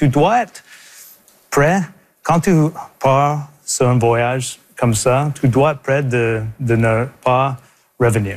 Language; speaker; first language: French; non-native, local second language; English